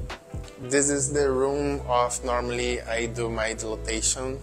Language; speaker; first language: English; non-native, learner; Portuguese